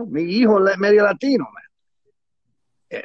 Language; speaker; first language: Spanish; non-native, learner; English